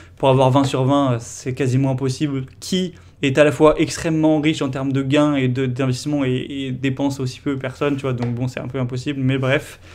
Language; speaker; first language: French; native; French